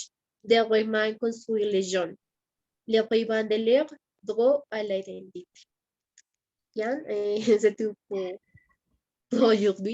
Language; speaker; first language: French; non-native, learner; Spanish